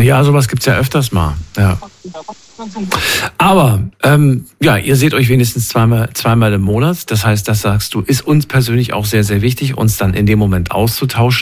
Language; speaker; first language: German; native; German